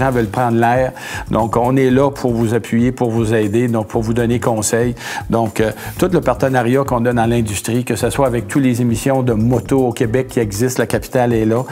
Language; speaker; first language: French; native; French